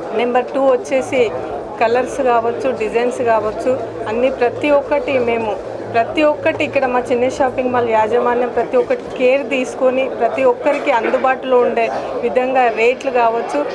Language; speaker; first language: Telugu; native; Telugu